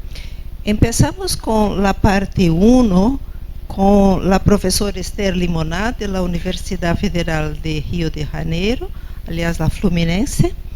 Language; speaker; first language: Spanish; non-native, fluent; Portuguese